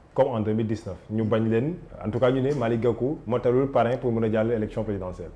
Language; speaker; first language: French; non-native, local second language; Wolof